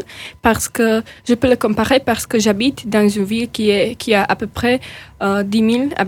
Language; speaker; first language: French; non-native, learner; Slovak